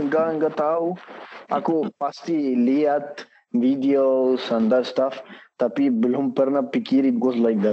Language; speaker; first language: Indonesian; non-native, learner; Spanish